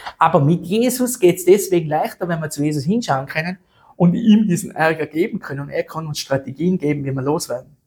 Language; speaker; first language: German; native; German